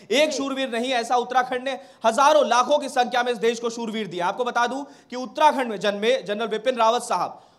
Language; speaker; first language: Hindi; native; Hindi